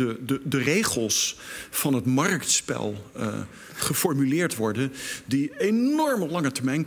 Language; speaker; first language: Dutch; native; Dutch